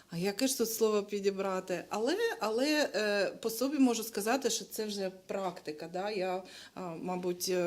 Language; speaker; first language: Ukrainian; non-native, local second language; Russian